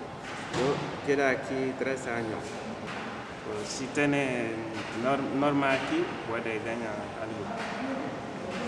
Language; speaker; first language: Spanish; non-native, learner; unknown